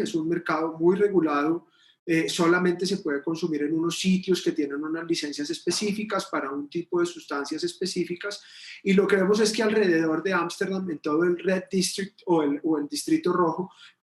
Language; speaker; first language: Spanish; native; Spanish